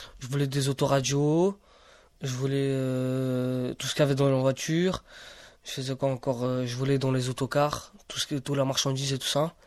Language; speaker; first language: French; early bilingual, other home language; Romany